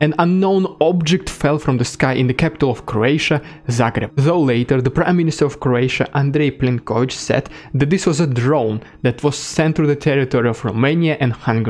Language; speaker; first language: English; non-native, fluent; Russian